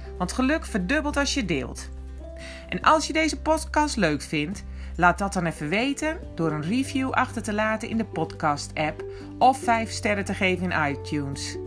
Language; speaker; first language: Dutch; native; Dutch